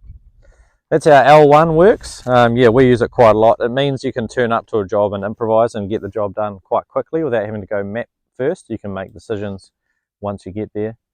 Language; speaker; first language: English; native; English